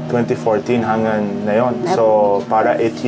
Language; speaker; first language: Filipino; non-native, learner; Arabic